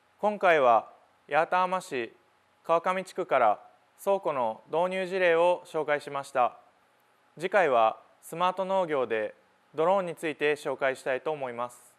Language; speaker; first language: Japanese; native; Japanese